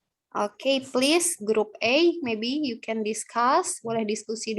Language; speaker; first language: English; non-native, learner; Indonesian